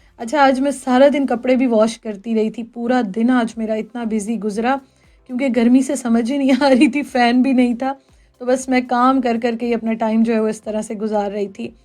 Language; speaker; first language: Hindi; native; Hindi